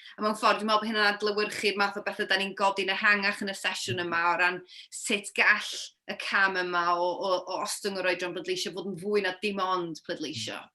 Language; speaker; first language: Welsh; native; Welsh